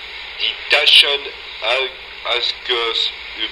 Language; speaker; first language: German; non-native, learner; French